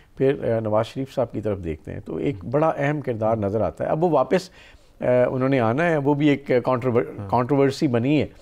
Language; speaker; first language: Urdu; non-native, local second language; Punjabi